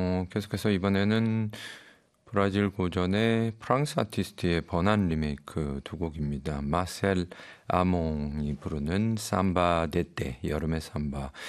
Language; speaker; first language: Korean; native; Korean